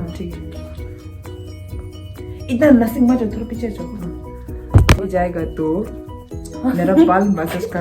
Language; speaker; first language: Hindi; non-native, local second language; Tibetan